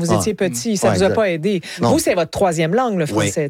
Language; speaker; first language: French; native; French